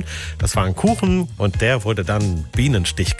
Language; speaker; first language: German; native; German